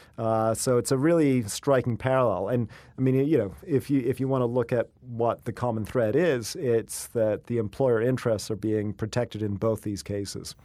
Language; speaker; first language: English; native; English